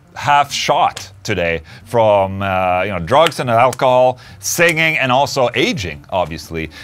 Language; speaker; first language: English; non-native, fluent; Swedish